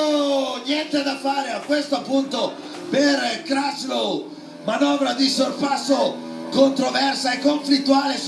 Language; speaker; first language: Italian; native; Italian